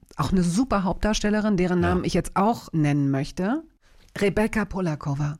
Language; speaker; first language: German; native; German